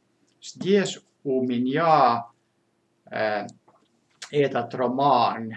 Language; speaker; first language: Russian; non-native, fluent; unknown